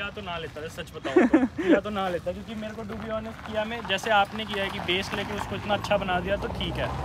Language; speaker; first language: Hindi; native; Hindi